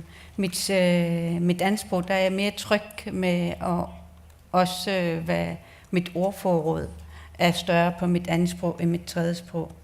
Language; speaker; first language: Danish; non-native, local second language; Kalaallisut